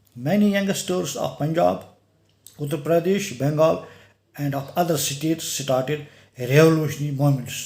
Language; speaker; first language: English; non-native, local second language; Urdu